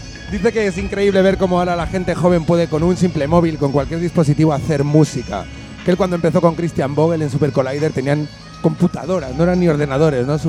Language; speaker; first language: Spanish; native; Spanish